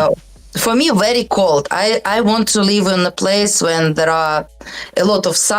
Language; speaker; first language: English; non-native, learner; Russian